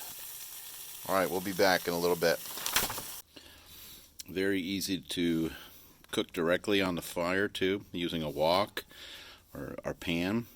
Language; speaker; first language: English; native; English